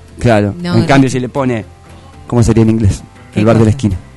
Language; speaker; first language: Spanish; native; Spanish